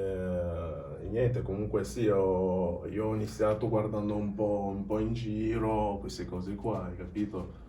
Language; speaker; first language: Italian; early bilingual, other home language; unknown